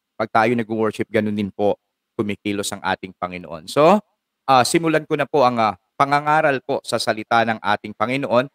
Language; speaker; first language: Filipino; non-native, local second language; Iloko